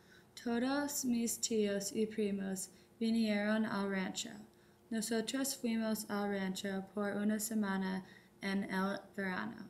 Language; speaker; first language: Spanish; non-native, learner; English